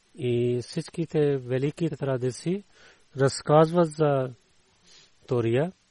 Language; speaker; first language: Bulgarian; non-native, learner; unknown